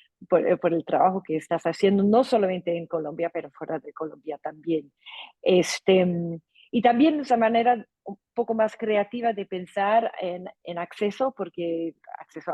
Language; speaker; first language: Spanish; non-native, fluent; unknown